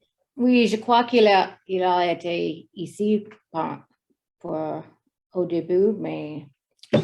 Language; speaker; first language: French; non-native, learner; English